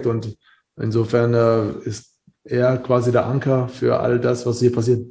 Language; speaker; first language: German; native; German